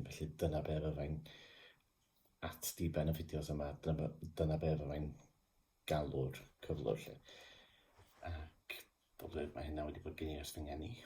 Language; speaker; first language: Welsh; non-native, local second language; English